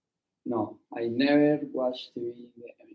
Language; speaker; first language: English; non-native, learner; Spanish